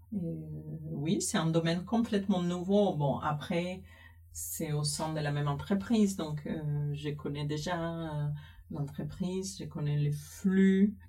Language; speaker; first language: French; non-native, fluent; Spanish